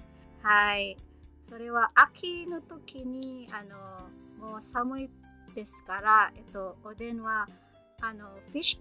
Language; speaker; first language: Japanese; non-native, learner; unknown